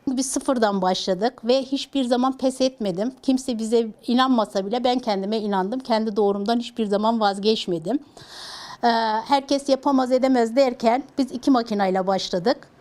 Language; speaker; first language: Turkish; native; Turkish